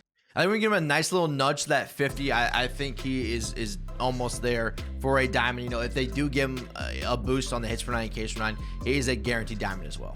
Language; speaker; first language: English; native; English